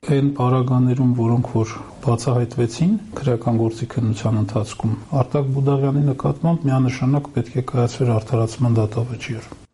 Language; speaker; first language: Armenian; native; Armenian